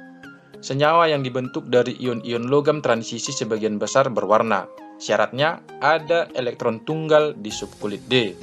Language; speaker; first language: Indonesian; native; Indonesian